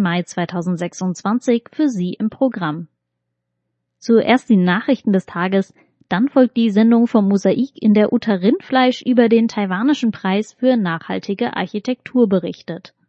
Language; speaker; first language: German; native; German